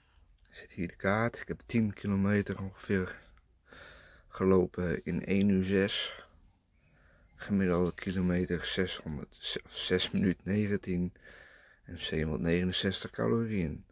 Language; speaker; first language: Dutch; native; Dutch